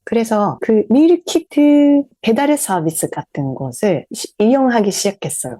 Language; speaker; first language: Korean; non-native, fluent; Japanese